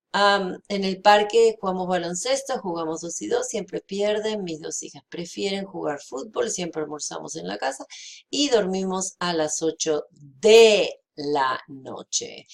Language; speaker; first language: Spanish; non-native, fluent; English